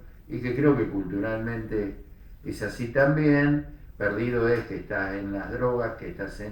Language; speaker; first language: Spanish; native; Spanish